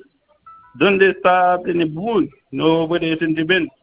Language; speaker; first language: Spanish; non-native, learner; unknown